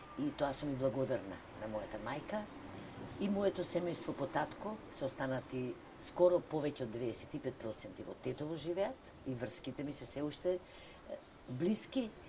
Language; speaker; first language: Macedonian; native; Macedonian